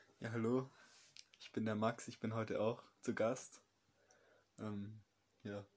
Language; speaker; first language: German; native; German